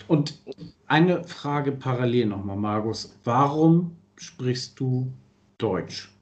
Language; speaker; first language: German; native; German